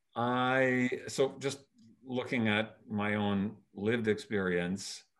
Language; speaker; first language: English; native; English